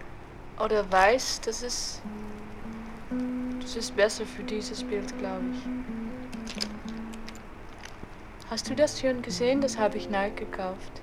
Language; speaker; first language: German; non-native, learner; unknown